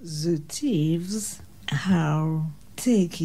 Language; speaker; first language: English; non-native, learner; French